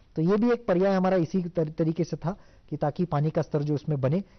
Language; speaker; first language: Hindi; non-native, local second language; Marathi